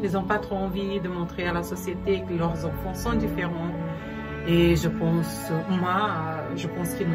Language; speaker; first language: French; non-native, fluent; Portuguese